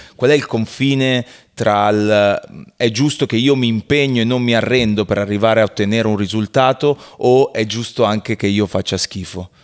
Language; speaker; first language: Italian; native; Italian